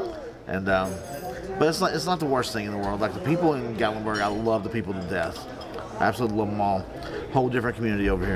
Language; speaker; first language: English; native; English